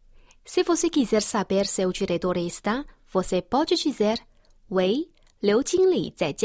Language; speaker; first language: Portuguese; non-native, fluent; Chinese